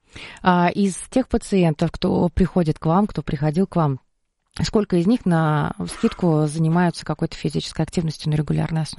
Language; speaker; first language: Russian; native; Russian